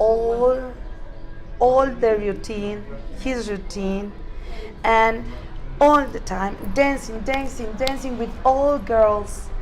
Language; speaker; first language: English; non-native, learner; Spanish